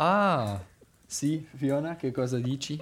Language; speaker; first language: Italian; non-native, learner; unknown